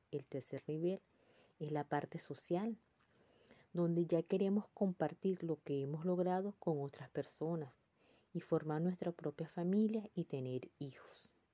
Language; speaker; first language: Spanish; native; Spanish